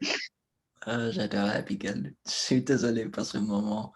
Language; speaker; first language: French; non-native, learner; English